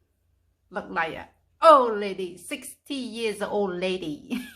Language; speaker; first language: English; non-native, fluent; Khmer